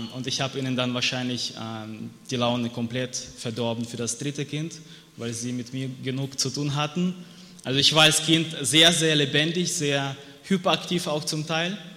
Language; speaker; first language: German; non-native, fluent; Russian